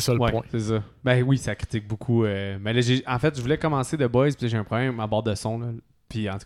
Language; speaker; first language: French; native; French